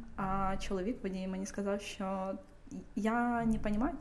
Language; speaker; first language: Ukrainian; non-native, local second language; Russian